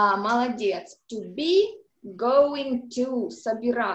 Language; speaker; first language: Russian; native; Russian